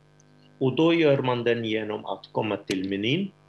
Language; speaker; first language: Swedish; non-native, fluent; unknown